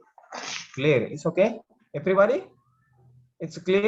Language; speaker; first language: English; non-native, learner; Indonesian